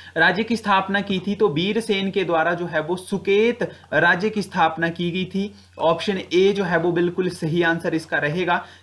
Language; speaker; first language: Hindi; native; Hindi